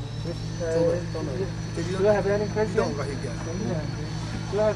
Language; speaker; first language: English; non-native, learner; Chinese